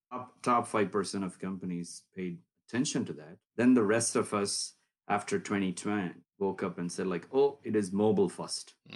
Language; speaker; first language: English; non-native, local second language; Tamil